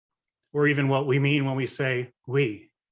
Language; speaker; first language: English; native; English